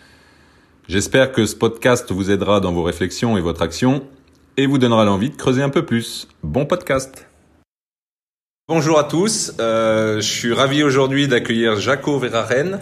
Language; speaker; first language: French; native; French